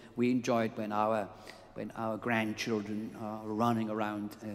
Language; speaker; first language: English; non-native, fluent; German